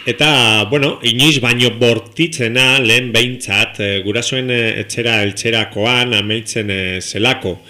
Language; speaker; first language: Basque; non-native, local second language; Spanish